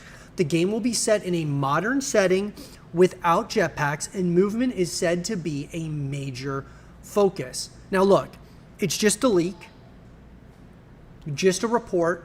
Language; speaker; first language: English; native; English